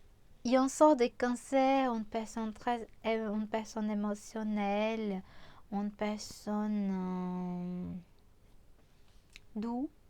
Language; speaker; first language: French; non-native, fluent; Portuguese